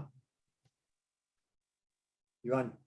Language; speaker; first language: Spanish; native; Spanish